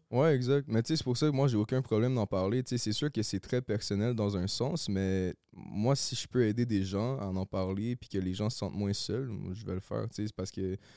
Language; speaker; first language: French; native; French